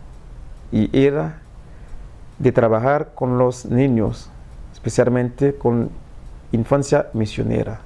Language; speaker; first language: Spanish; non-native, fluent; Haitian Creole